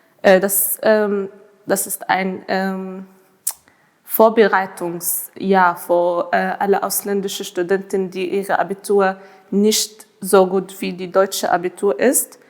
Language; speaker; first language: German; non-native, fluent; Arabic